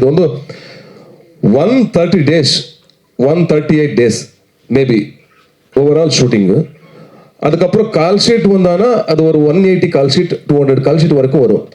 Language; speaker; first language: Tamil; non-native, learner; Kannada